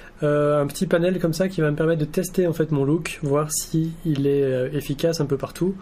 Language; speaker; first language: French; native; French